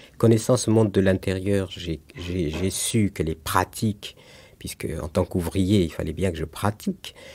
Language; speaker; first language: French; non-native, local second language; Arabic